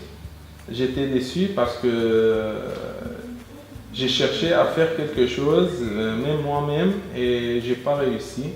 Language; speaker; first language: French; non-native, fluent; Arabic